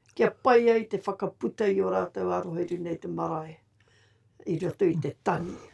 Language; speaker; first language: Māori; native; Māori